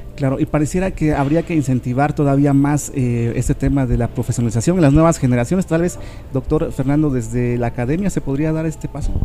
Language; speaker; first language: Spanish; native; Spanish